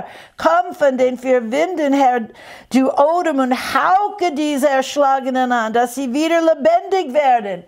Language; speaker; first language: German; non-native, fluent; English